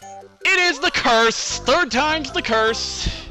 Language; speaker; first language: English; native; English